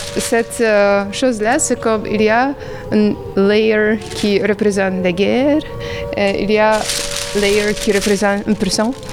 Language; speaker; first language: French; non-native, learner; Ukrainian